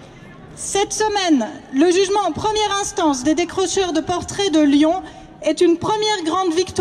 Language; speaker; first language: French; native; French